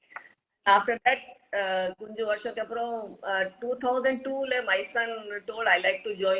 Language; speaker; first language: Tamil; non-native, local second language; Hindi